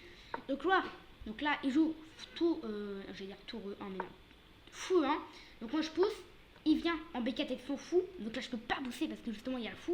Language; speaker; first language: French; native; French